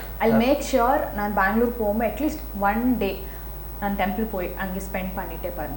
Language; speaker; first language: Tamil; non-native, learner; Kannada